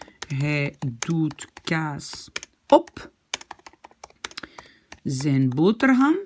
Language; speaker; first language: Dutch; non-native, fluent; French